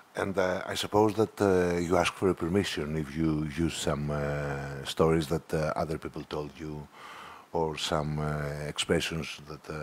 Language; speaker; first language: English; non-native, fluent; Greek